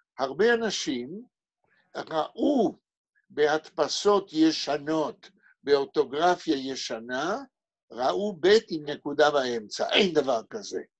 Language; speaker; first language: Hebrew; native; Hebrew